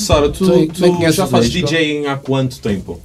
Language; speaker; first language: Portuguese; native; Portuguese